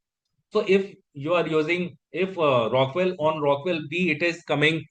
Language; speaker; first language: English; non-native, local second language; Hindi